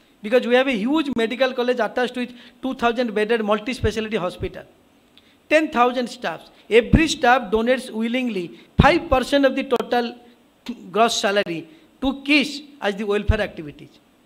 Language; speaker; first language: English; non-native, local second language; Odia